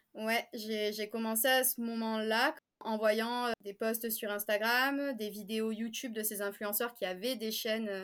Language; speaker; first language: French; native; French